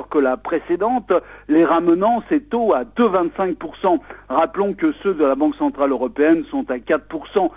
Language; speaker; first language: French; native; French